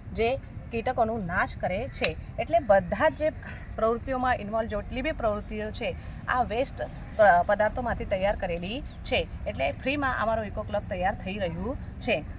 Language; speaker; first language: Gujarati; non-native, local second language; Marathi